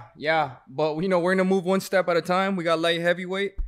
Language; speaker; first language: English; native; English